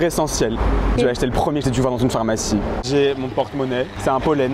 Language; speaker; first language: French; native; French